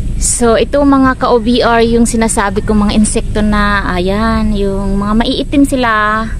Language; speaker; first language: Filipino; non-native, local second language; Bikol